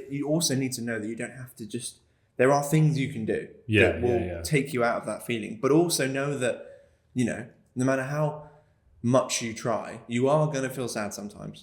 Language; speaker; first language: English; native; English